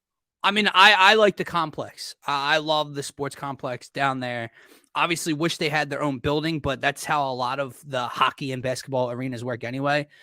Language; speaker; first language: English; native; English